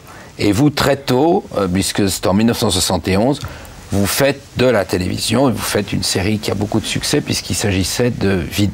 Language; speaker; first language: French; native; French